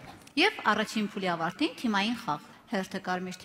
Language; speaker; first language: Armenian; native; Armenian